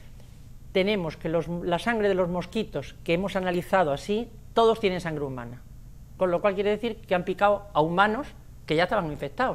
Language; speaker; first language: Spanish; native; Spanish